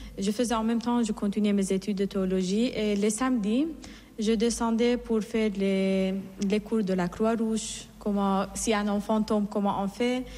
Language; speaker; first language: French; non-native, fluent; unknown